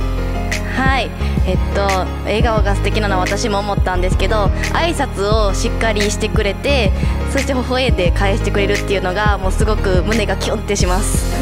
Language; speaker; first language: Japanese; native; Japanese